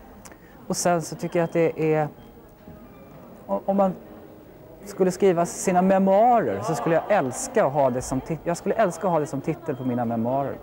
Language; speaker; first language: Swedish; native; Swedish